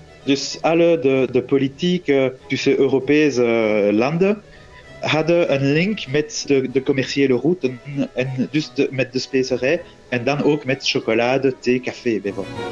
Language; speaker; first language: Dutch; non-native, local second language; French